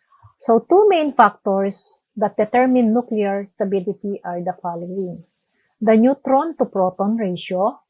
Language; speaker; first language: English; non-native, local second language; Filipino